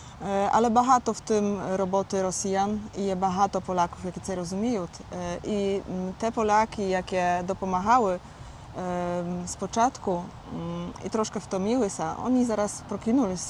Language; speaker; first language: Ukrainian; non-native, fluent; Polish